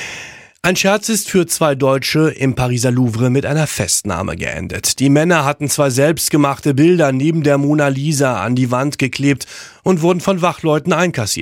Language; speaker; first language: German; native; German